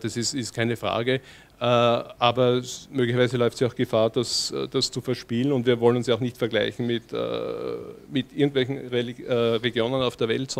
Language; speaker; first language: German; native; German